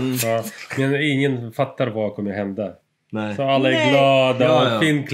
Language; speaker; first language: Swedish; non-native, learner; Russian